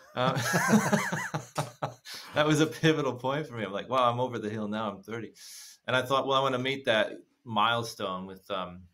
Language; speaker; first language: English; native; English